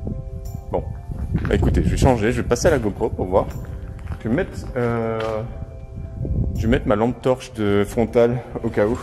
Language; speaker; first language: French; native; French